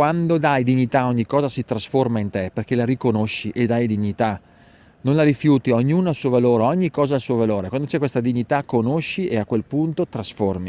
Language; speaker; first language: Italian; native; Italian